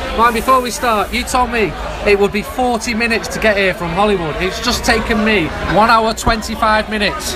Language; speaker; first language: English; native; English